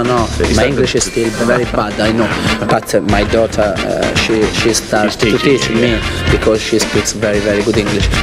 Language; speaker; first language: English; non-native, learner; Italian